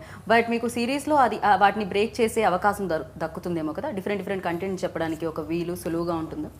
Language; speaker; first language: Telugu; native; Telugu